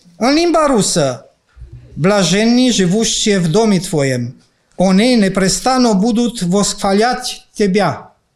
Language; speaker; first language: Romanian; non-native, local second language; Ukrainian